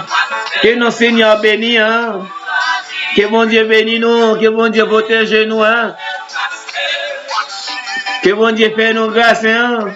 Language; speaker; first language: French; non-native, local second language; Haitian Creole